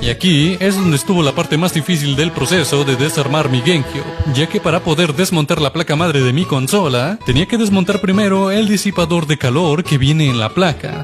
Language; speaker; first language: Spanish; native; Spanish